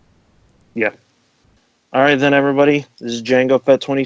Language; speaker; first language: English; native; English